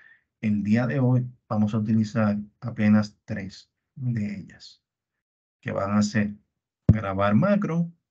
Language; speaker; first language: Spanish; native; Spanish